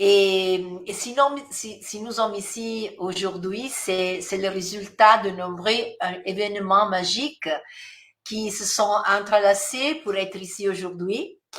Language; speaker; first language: French; non-native, fluent; Italian